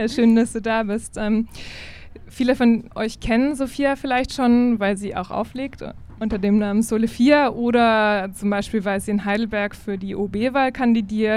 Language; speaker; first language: German; native; German